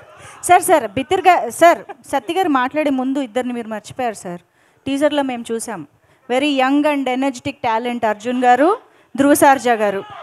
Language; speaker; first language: Telugu; native; Telugu